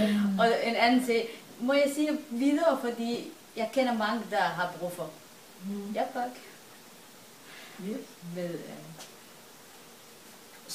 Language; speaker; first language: Danish; non-native, learner; Somali